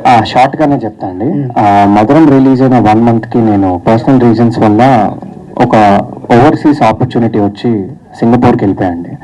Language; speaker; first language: Telugu; native; Telugu